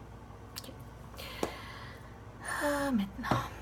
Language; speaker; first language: French; non-native, fluent; Portuguese